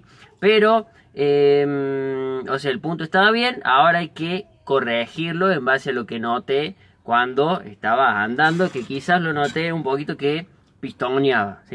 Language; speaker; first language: Spanish; native; Spanish